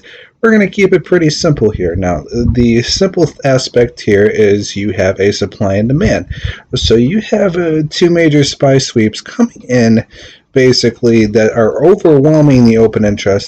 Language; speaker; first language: English; native; English